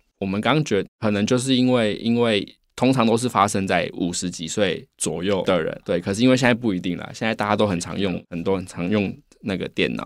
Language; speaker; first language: Chinese; native; Chinese